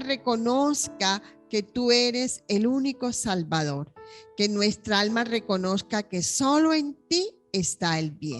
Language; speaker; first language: Spanish; native; Spanish